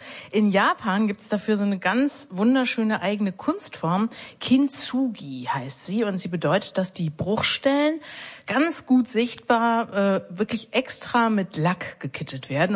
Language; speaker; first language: German; native; German